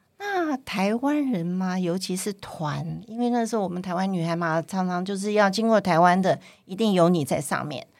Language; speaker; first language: Chinese; non-native, local second language; Cantonese